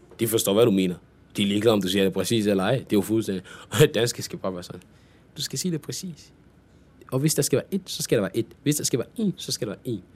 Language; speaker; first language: Danish; early bilingual, other home language; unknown